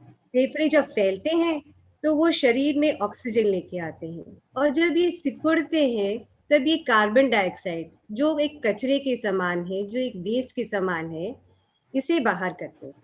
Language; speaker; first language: Hindi; native; Hindi